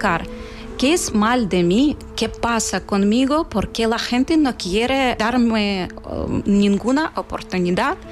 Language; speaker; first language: Spanish; non-native, fluent; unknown